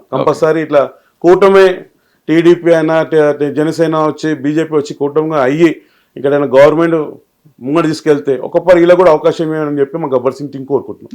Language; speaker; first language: Telugu; native; Telugu